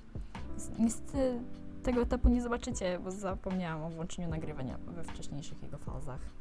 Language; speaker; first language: Polish; native; Polish